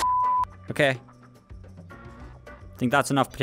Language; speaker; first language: English; native; English